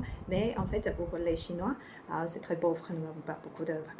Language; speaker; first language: French; non-native, learner; Chinese